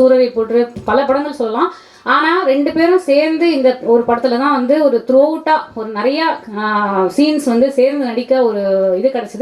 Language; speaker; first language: Tamil; native; Tamil